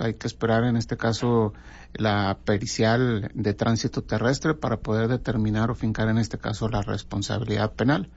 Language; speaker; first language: Spanish; native; Spanish